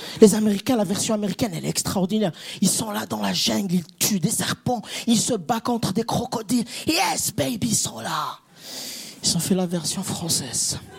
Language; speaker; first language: French; non-native, local second language; Kabyle